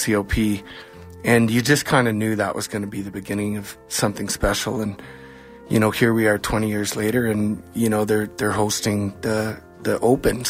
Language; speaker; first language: English; native; English